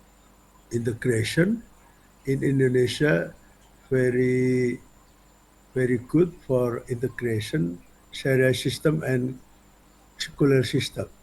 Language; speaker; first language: English; non-native, learner; Indonesian